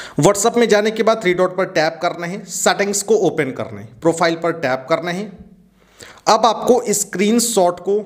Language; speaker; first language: Hindi; native; Hindi